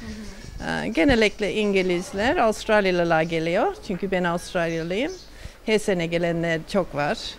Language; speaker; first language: Turkish; non-native, fluent; English